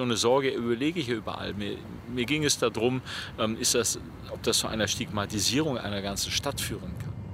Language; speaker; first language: German; native; German